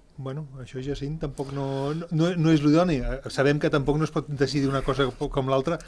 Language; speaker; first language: Catalan; native; Catalan